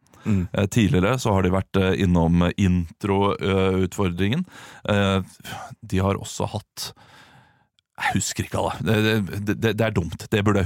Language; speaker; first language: Norwegian; native; Norwegian